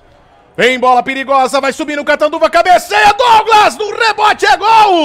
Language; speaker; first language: Portuguese; native; Portuguese